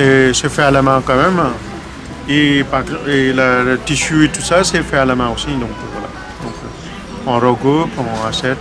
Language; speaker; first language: French; non-native, learner; Nepali